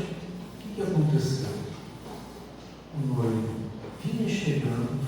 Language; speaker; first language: Portuguese; native; Portuguese